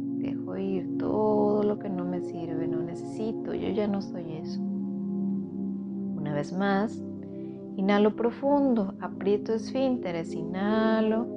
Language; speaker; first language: Spanish; native; Spanish